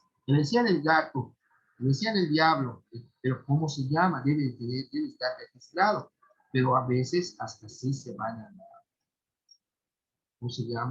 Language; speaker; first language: Spanish; native; Spanish